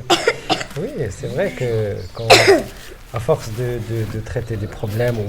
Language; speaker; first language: French; non-native, local second language; Arabic